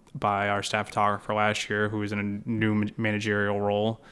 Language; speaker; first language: English; native; English